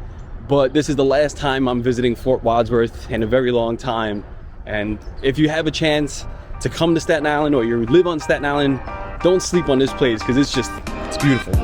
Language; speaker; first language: English; native; English